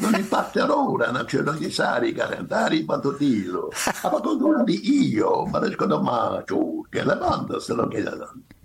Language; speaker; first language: Italian; non-native, fluent; English